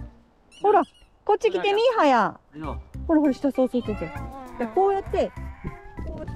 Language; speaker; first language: Japanese; native; Japanese